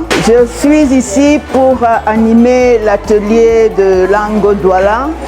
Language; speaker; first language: French; non-native, local second language; Duala